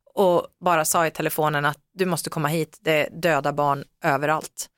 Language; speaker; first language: Swedish; native; Swedish